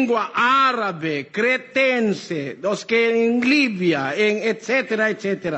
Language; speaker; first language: Portuguese; non-native, learner; Filipino